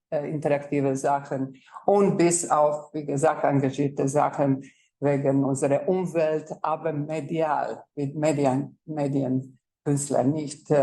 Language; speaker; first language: German; non-native, fluent; Croatian